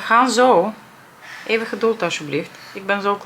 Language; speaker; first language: Dutch; non-native, fluent; English